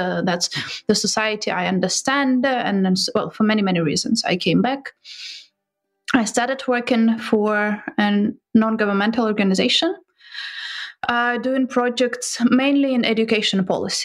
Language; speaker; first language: English; non-native, fluent; Ukrainian